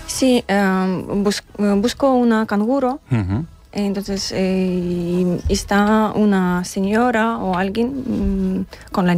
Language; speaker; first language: Spanish; non-native, learner; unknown